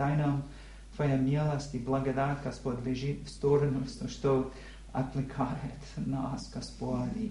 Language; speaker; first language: Russian; non-native, learner; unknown